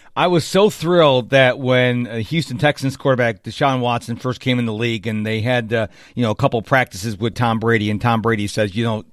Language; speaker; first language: English; native; English